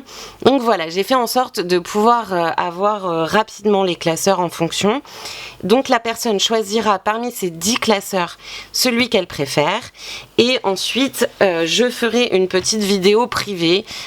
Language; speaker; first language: French; native; French